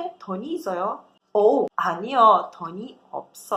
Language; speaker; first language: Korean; non-native, fluent; Portuguese